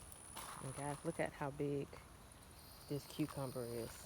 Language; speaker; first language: English; native; English